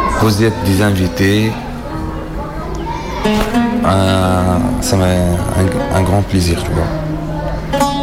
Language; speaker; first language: French; non-native, learner; Arabic